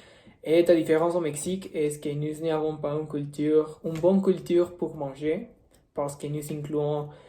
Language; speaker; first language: French; non-native, learner; Spanish